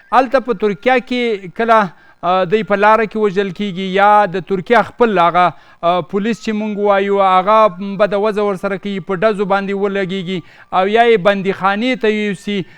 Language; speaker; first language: Pashto; native; Pashto